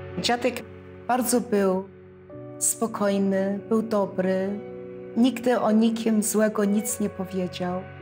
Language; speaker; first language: Polish; early bilingual, heritage; Polish